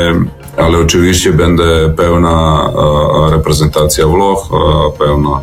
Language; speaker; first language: Polish; non-native, learner; Serbian